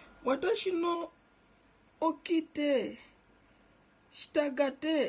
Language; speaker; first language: Japanese; non-native, learner; Ganda